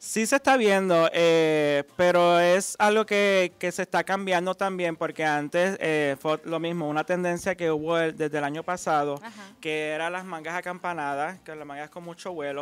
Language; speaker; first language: Spanish; native; Spanish